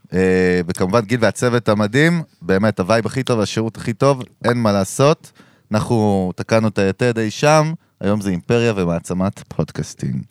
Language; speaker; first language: Hebrew; early bilingual, other home language; Russian